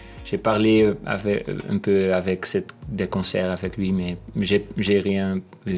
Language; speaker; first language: French; non-native, learner; Dutch